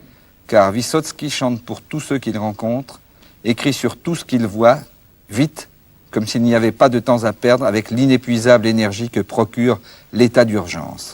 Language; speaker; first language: French; native; French